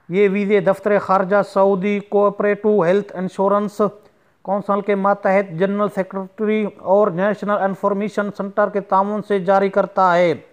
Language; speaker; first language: Urdu; non-native, local second language; Saraiki